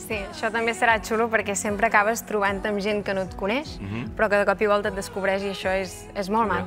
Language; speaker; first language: Catalan; native; Catalan